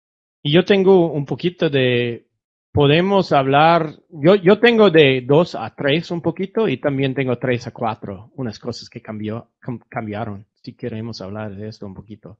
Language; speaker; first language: Spanish; non-native, fluent; English